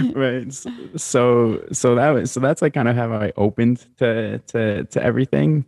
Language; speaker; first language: English; native; English